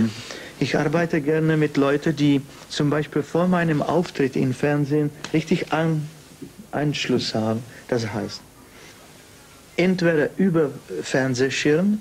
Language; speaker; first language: German; non-native, fluent; Czech